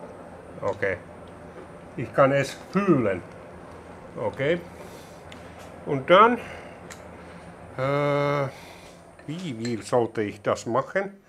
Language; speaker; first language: German; non-native, learner; Finnish